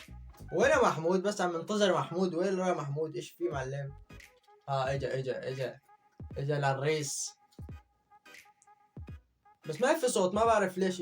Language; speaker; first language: Arabic; native; Arabic